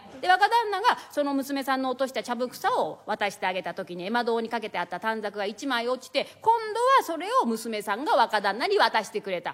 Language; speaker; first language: Japanese; native; Japanese